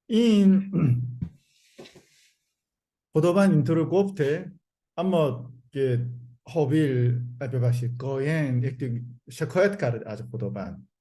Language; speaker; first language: Persian; non-native, learner; Korean